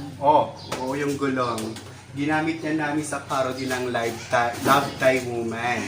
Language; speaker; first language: Filipino; non-native, local second language; Waray